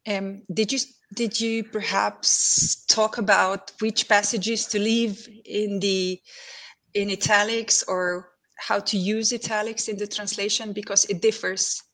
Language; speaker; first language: English; non-native, fluent; Slovenian